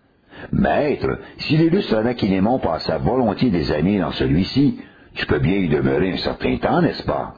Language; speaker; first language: French; native; French